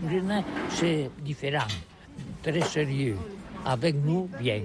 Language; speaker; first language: French; non-native, learner; Catalan